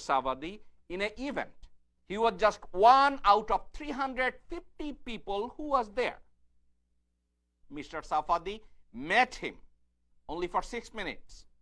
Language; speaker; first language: English; non-native, fluent; Bangla